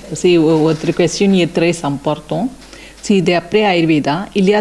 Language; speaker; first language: French; non-native, learner; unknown